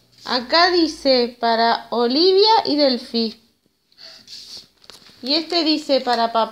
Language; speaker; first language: Spanish; native; Spanish